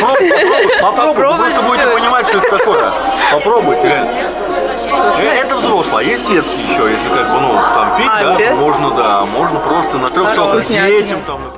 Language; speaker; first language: Russian; native; Russian